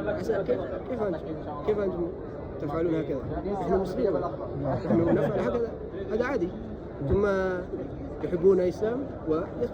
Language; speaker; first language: Arabic; non-native, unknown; Indonesian